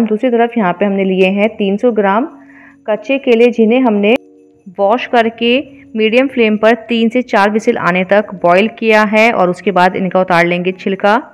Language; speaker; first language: Hindi; native; Hindi